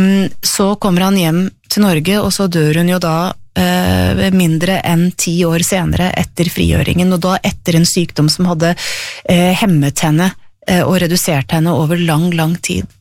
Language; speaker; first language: Norwegian; native; Norwegian